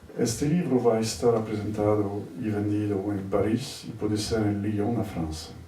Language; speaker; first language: Portuguese; non-native, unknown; French